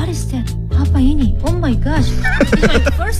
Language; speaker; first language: English; non-native, learner; Korean